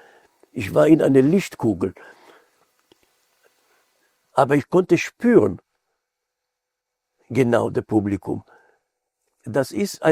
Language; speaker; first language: German; non-native, fluent; Hebrew